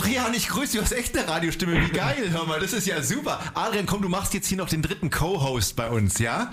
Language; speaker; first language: German; native; German